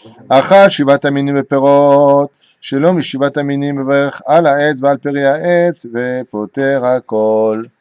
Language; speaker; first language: Hebrew; non-native, fluent; French